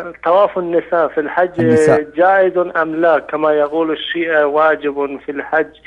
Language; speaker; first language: Arabic; non-native, learner; Baluchi